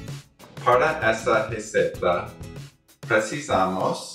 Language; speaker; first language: Portuguese; non-native, learner; English